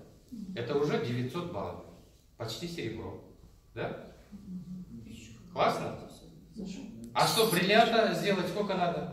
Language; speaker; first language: Russian; non-native, local second language; Kazakh